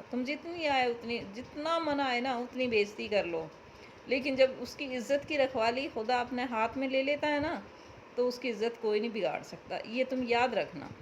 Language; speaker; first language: Urdu; native; Urdu